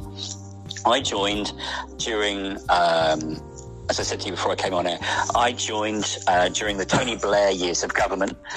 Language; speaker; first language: English; native; English